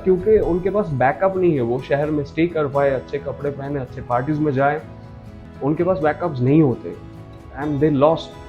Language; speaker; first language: Hindi; non-native, local second language; Bangla